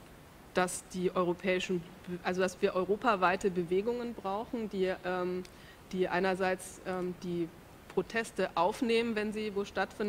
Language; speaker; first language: German; native; German